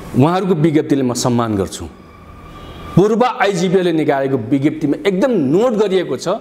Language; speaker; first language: Nepali; non-native, local second language; Dangaura Tharu